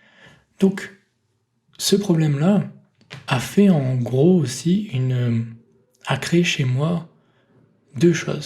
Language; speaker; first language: French; native; French